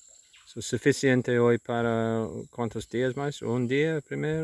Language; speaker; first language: Spanish; non-native, learner; English